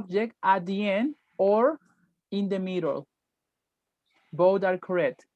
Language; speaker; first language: English; non-native, fluent; Spanish